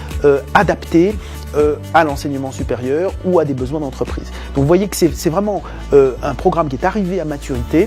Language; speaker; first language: French; native; French